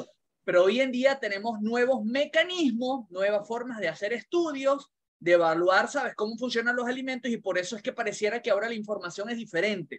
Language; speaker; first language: Spanish; native; Spanish